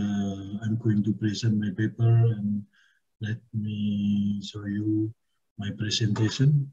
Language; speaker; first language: English; non-native, learner; Indonesian